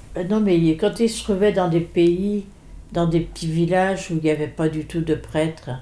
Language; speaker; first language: French; native; French